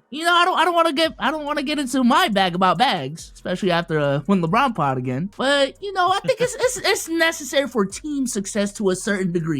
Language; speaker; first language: English; native; English